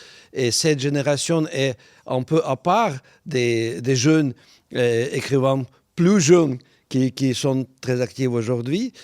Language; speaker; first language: French; non-native, fluent; Russian